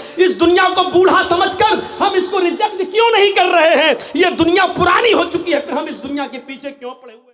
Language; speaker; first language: Urdu; native; Urdu